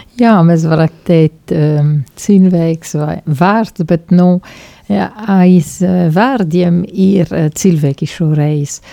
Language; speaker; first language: Latvian; non-native, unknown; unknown